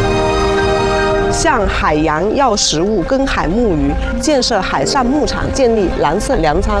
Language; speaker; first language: Chinese; native; Chinese